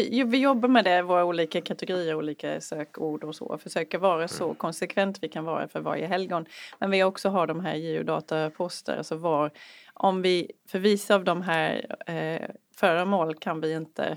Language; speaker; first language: Swedish; non-native, fluent; English